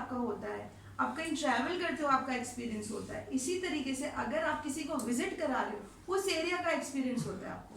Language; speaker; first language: Urdu; non-native, local second language; Gujarati